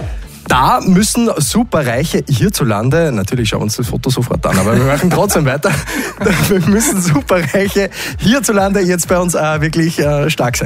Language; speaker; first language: German; native; German